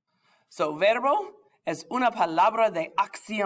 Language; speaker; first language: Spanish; non-native, fluent; English